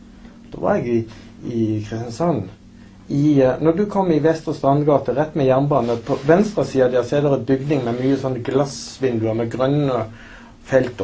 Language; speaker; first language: Norwegian; native; Norwegian